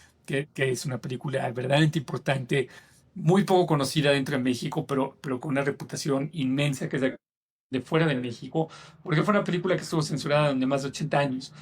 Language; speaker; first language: Spanish; native; Spanish